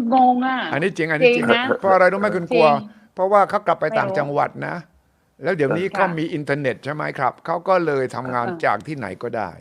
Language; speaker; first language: Thai; non-native, fluent; Malay